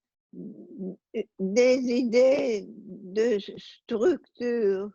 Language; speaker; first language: French; non-native, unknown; Italian